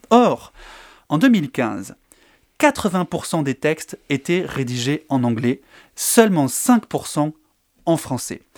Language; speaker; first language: French; native; French